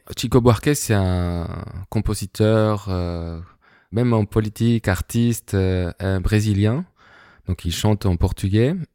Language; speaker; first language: French; non-native, fluent; Spanish